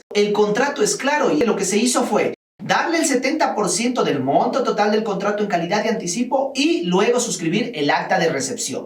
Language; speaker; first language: Spanish; native; Spanish